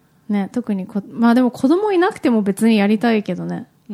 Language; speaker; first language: Japanese; early bilingual, heritage; Japanese